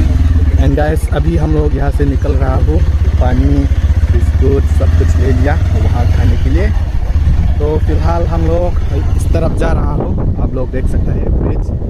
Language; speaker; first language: Hindi; non-native, local second language; Karbi